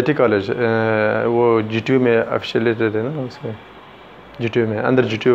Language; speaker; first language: Hindi; non-native, fluent; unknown